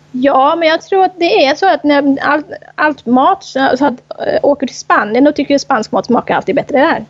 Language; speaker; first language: Swedish; non-native, fluent; Thai